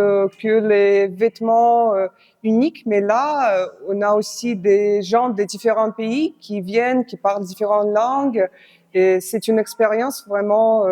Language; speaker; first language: French; non-native, fluent; Russian